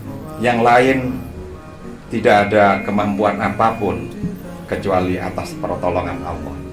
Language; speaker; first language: Indonesian; native; Indonesian